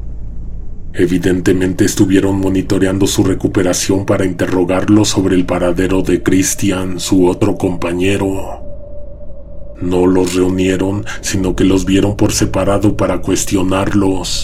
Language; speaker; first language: Spanish; native; Spanish